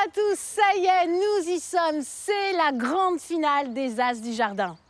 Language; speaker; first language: French; native; French